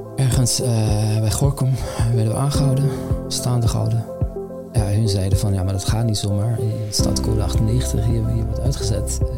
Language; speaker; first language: Dutch; early bilingual, other home language; Armenian